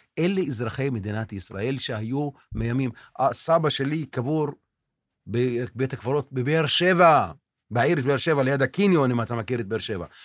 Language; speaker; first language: Hebrew; non-native, local second language; Arabic